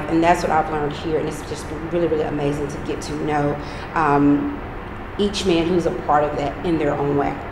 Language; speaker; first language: English; native; English